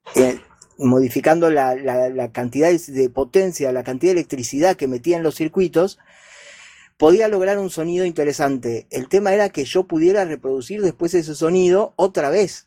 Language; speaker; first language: Spanish; native; Spanish